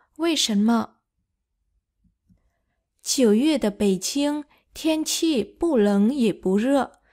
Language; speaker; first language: Chinese; non-native, fluent; Vietnamese